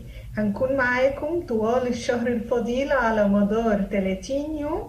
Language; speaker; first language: Arabic; native; Arabic